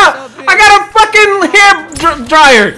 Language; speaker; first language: English; native; English